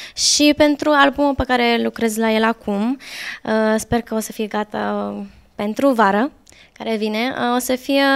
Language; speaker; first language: Romanian; early bilingual, heritage; Romanian